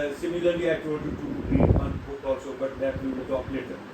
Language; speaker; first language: English; non-native, local second language; Urdu